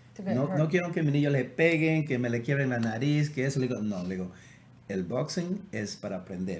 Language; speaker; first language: Spanish; native; Spanish